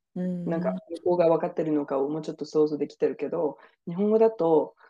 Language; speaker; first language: Japanese; non-native, fluent; French